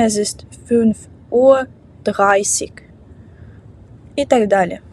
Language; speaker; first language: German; non-native, fluent; Ukrainian